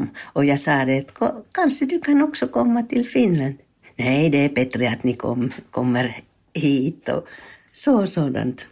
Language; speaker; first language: Swedish; non-native, learner; Finnish